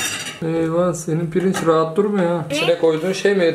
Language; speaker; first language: Turkish; native; Turkish